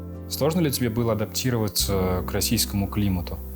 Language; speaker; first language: Russian; native; Russian